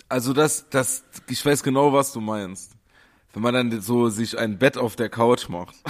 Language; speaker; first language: German; native; German